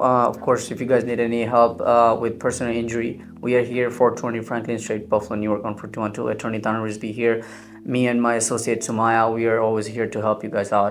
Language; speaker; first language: English; non-native, local second language; Bangla